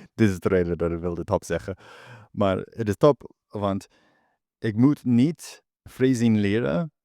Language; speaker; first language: Dutch; non-native, learner; English